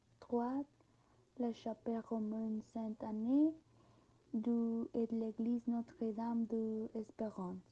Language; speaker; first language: French; non-native, learner; Spanish